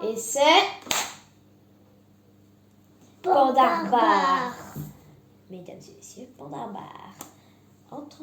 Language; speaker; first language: French; native; French